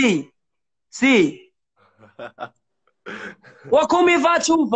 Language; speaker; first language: Italian; non-native, learner; Arabic